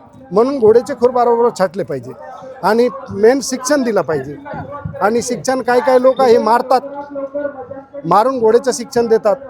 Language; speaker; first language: Marathi; non-native, fluent; Hindi